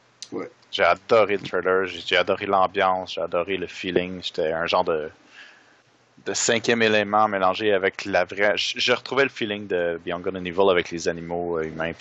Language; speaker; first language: French; native; French